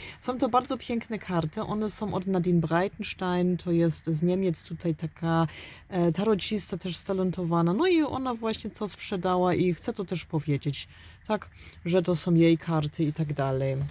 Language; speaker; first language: Polish; early bilingual, heritage; German